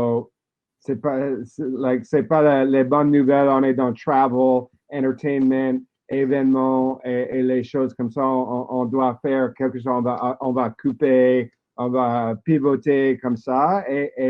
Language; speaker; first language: French; non-native, learner; English